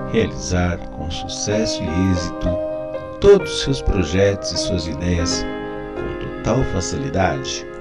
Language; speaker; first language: Portuguese; native; Portuguese